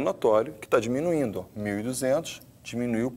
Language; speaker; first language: Portuguese; native; Portuguese